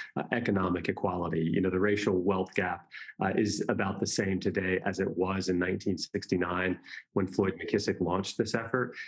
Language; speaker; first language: English; native; English